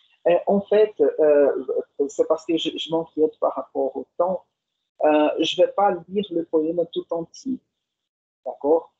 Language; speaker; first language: French; non-native, fluent; Portuguese